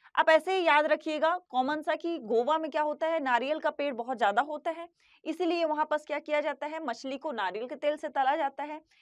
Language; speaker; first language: Hindi; native; Hindi